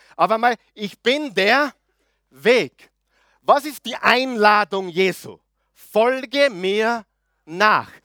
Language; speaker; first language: German; native; German